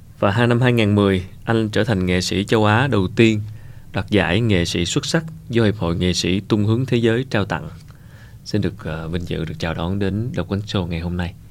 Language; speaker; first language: Vietnamese; native; Vietnamese